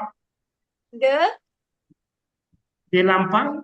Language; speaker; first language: Indonesian; non-native, learner; Arabic